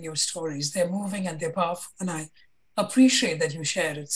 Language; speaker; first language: English; non-native, local second language; Malayalam